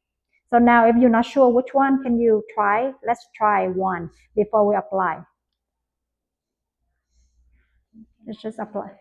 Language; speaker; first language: English; non-native, fluent; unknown